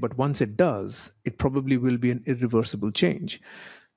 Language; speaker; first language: English; non-native, local second language; Hindi